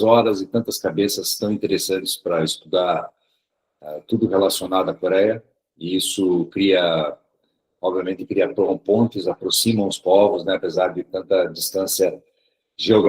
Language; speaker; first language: Portuguese; early bilingual, other home language; Korean